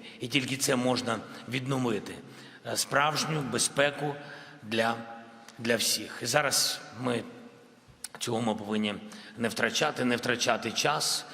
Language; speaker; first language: Ukrainian; non-native, local second language; Russian